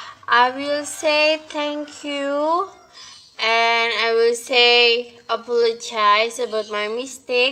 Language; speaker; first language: English; non-native, fluent; Indonesian